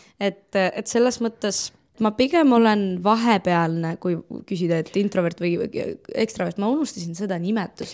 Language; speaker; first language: Estonian; non-native, local second language; Russian